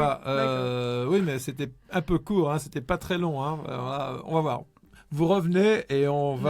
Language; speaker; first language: French; native; French